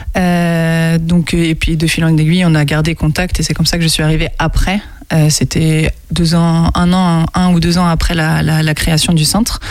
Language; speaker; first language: French; native; French